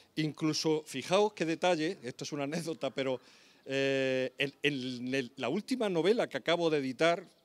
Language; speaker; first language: Spanish; native; Spanish